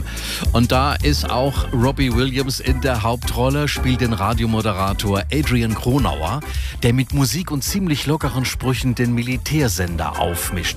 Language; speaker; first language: German; native; German